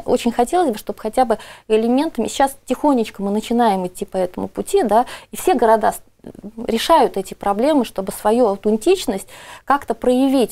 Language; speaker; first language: Russian; native; Russian